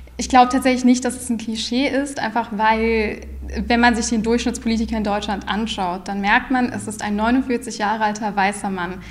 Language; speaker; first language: German; early bilingual, other home language; Urdu